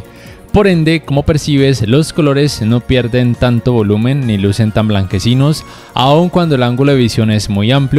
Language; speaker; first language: Spanish; native; Spanish